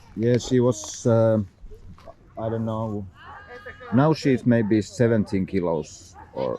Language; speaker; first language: English; non-native, fluent; Finnish